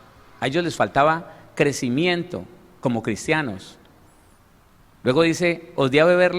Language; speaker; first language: Spanish; native; Spanish